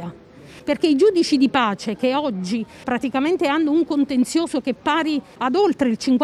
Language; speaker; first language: Italian; native; Italian